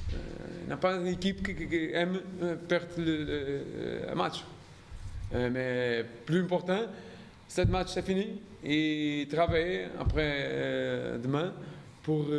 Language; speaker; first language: French; non-native, learner; Portuguese